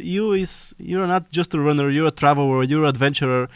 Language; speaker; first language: English; non-native, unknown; Bulgarian